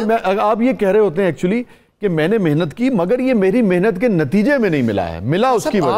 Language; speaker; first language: Urdu; native; Urdu